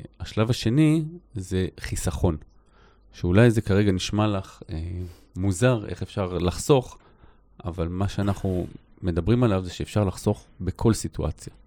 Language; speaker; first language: Hebrew; native; Hebrew